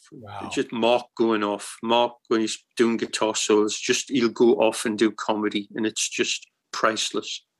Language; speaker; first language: English; native; English